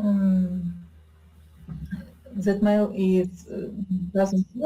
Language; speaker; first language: English; non-native, learner; Russian